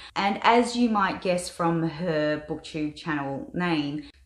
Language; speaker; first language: English; native; English